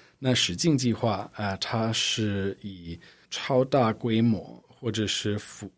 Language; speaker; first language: Chinese; non-native, fluent; English